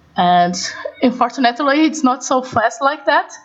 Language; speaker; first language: English; non-native, fluent; Portuguese